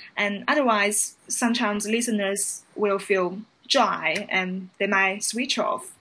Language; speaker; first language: English; non-native, fluent; Chinese